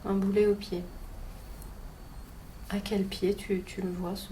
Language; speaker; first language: French; native; French